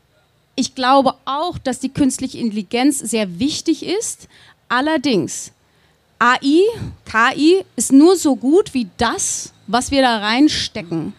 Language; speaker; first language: German; native; German